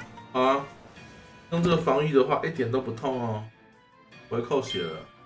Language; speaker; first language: Chinese; native; Chinese